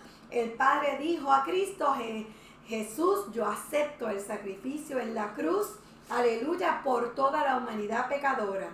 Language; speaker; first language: Spanish; native; Spanish